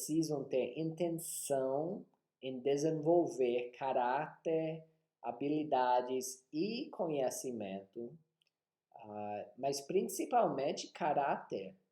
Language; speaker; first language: Portuguese; non-native, fluent; English